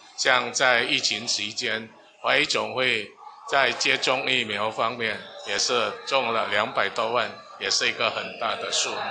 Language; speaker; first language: Chinese; non-native, fluent; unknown